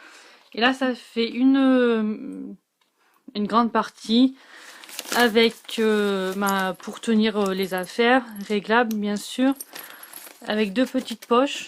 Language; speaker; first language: French; native; French